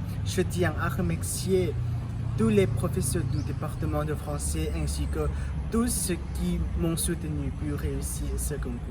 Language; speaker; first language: French; non-native, fluent; Thai